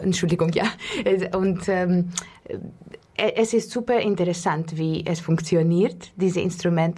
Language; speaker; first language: German; non-native, fluent; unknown